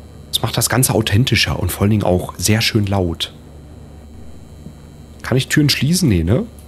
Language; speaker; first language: German; native; German